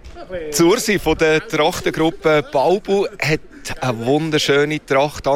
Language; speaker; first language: German; native; German